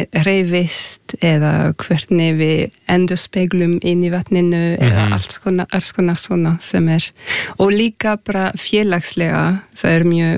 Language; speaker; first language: Icelandic; non-native, fluent; French